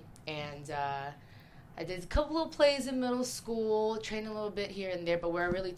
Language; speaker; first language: English; native; English